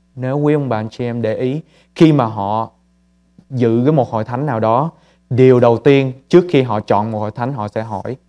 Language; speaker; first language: Vietnamese; early bilingual, heritage; Vietnamese